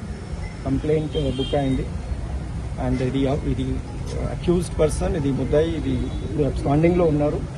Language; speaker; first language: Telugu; non-native, local second language; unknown